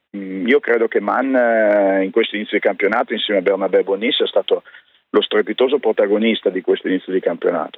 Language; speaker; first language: Italian; native; Italian